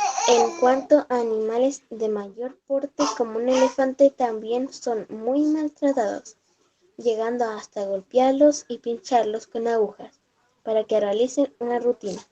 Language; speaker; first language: Spanish; native; Spanish